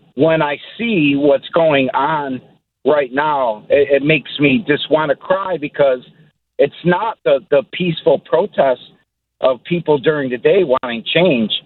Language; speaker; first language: English; native; English